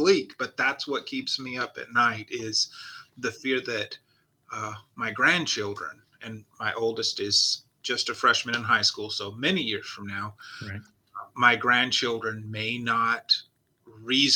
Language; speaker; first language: English; native; English